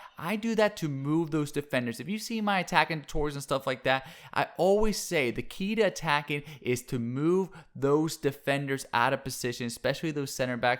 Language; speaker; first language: English; native; English